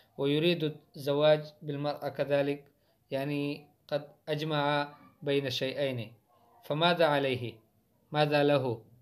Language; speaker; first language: Arabic; non-native, fluent; Hindi